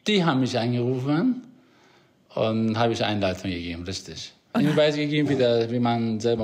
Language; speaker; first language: German; non-native, fluent; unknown